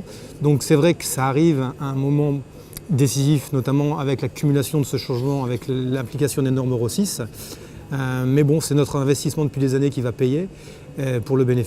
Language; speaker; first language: French; native; French